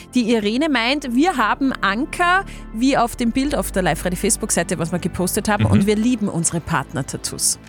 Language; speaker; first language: German; native; German